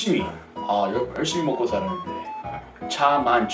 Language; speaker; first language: Korean; non-native, fluent; English